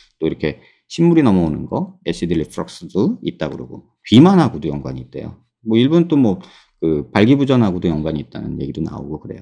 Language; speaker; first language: Korean; native; Korean